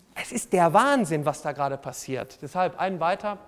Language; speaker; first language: German; native; German